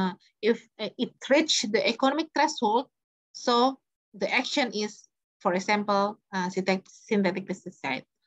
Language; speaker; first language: English; non-native, learner; Indonesian